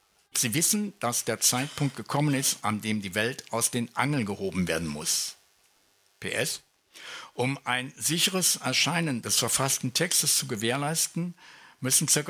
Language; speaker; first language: German; native; German